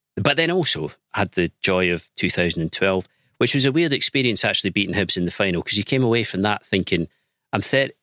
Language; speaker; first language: English; native; English